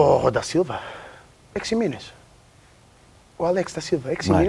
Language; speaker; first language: Greek; non-native, learner; Portuguese